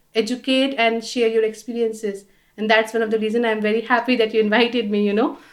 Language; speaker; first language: English; non-native, local second language; Hindi